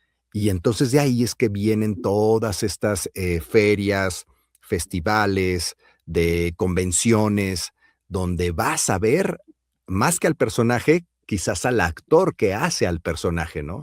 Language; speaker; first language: Spanish; native; Spanish